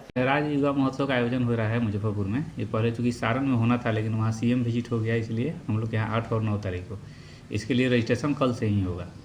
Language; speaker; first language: Hindi; native; Hindi